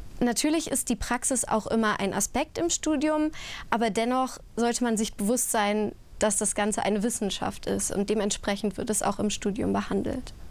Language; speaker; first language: German; native; German